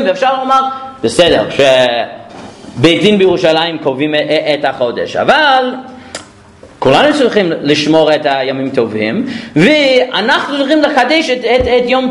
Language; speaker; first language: Hebrew; non-native, fluent; English